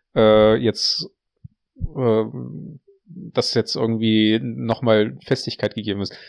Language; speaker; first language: German; early bilingual, other home language; Russian